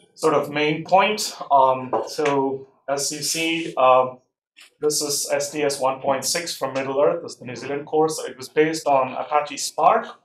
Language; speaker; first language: English; non-native, local second language; Tamil